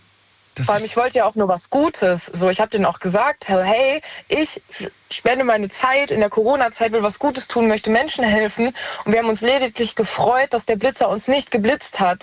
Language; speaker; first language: German; native; German